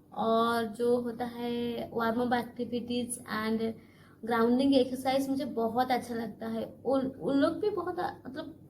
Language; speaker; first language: Hindi; non-native, local second language; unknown